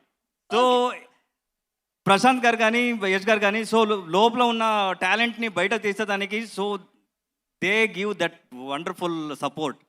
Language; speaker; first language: Telugu; non-native, learner; Kannada